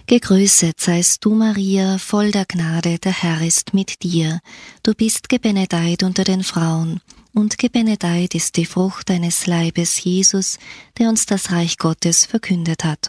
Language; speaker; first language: German; native; German